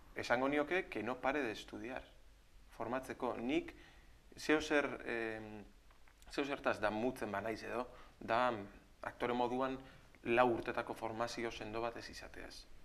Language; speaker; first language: Basque; native; Basque